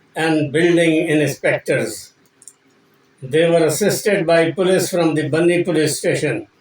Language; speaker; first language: English; non-native, local second language; Urdu